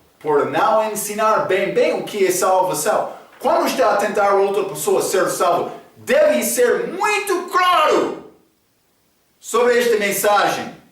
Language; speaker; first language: Portuguese; non-native, fluent; English